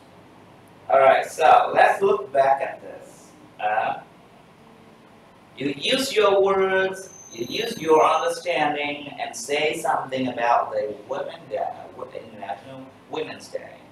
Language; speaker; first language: English; non-native, fluent; Vietnamese